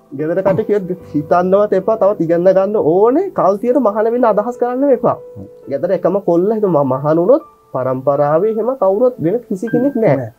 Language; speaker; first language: Sinhala; non-native, fluent; Bangla